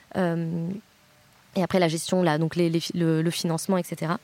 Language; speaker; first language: French; native; French